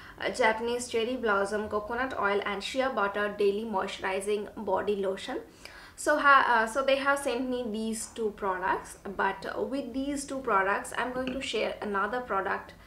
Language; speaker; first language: English; non-native, local second language; Bangla